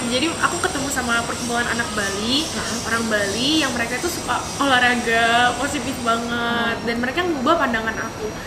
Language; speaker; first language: Indonesian; native; Indonesian